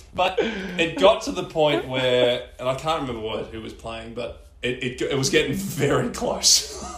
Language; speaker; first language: English; native; English